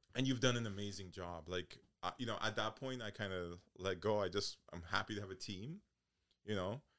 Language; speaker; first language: English; early bilingual, other home language; Polish